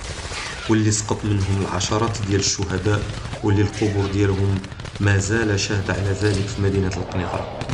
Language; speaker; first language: Arabic; native; Arabic